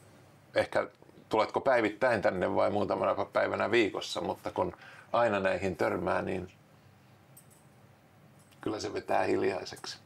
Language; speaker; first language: Finnish; native; Finnish